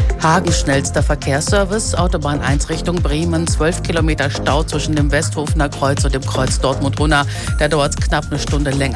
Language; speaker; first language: German; native; German